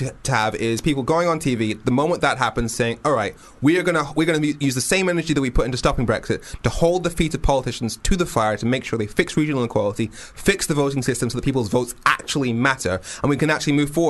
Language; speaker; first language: English; native; English